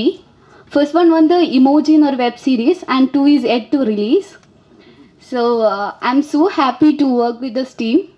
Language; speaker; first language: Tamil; non-native, learner; Malayalam